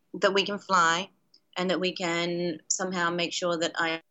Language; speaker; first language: English; native; English